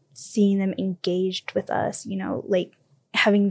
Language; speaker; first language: English; early bilingual, other home language; Spanish